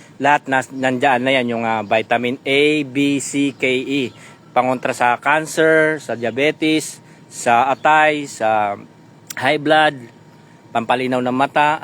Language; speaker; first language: Filipino; non-native, local second language; Pampanga